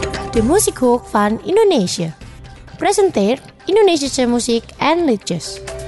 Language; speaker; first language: Dutch; non-native, fluent; Indonesian